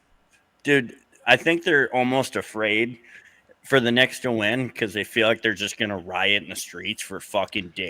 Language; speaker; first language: English; native; English